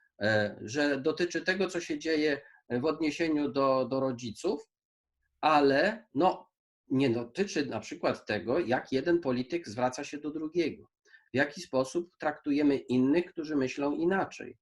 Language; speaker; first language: Polish; native; Polish